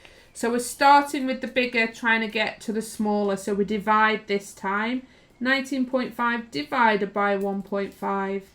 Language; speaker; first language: English; native; English